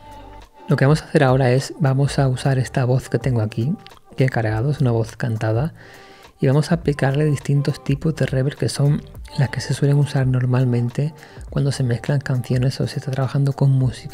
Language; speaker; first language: Spanish; native; Spanish